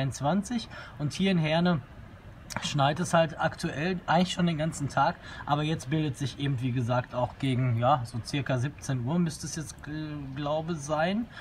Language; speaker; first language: German; native; German